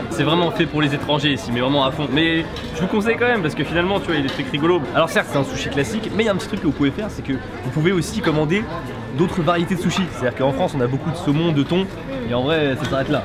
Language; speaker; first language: French; native; French